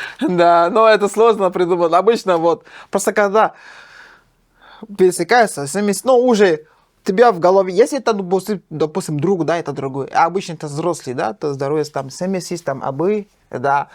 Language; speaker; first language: Russian; non-native, fluent; French